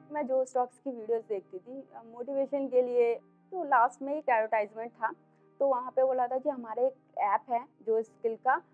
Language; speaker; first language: Hindi; native; Hindi